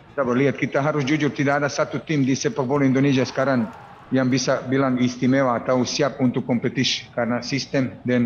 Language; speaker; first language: Indonesian; non-native, fluent; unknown